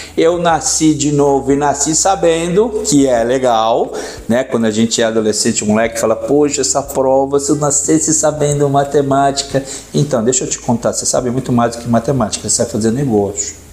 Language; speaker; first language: Portuguese; native; Portuguese